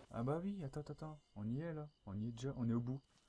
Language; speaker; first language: French; native; French